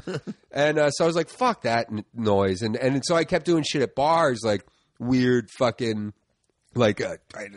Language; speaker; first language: English; native; English